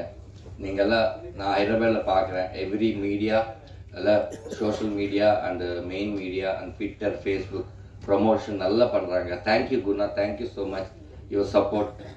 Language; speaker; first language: Tamil; non-native, learner; Telugu